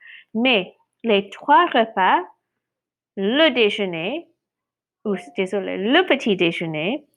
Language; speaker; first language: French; non-native, fluent; English